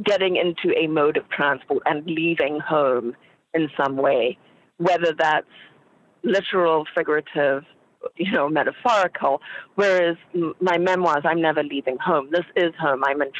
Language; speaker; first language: English; native; English